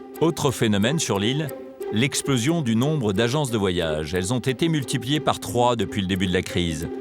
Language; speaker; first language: French; native; French